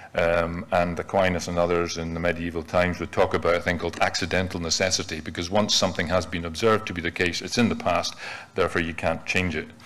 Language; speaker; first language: English; native; English